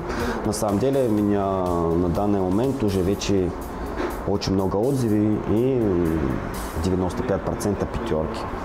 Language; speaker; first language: Russian; non-native, learner; Bulgarian